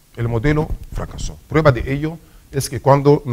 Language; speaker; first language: Spanish; non-native, fluent; Swahili